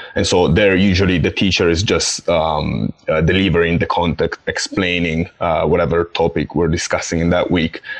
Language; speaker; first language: English; non-native, fluent; Italian